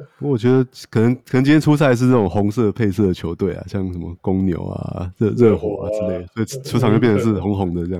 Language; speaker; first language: Chinese; native; Chinese